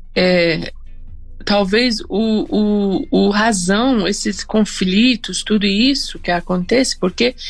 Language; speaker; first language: Portuguese; non-native, fluent; Persian